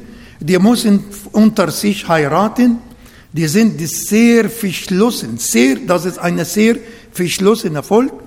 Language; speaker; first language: German; non-native, learner; Arabic